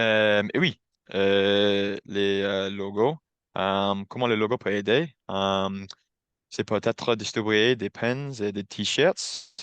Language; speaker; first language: French; non-native, learner; English